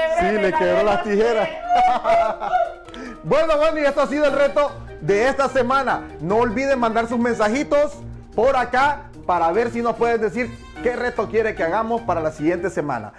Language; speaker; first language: Spanish; native; Spanish